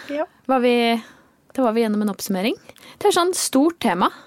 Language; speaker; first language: Norwegian; native; Norwegian